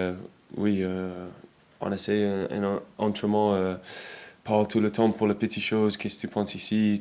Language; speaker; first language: French; non-native, learner; English